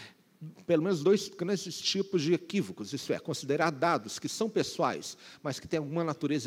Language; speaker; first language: Portuguese; native; Portuguese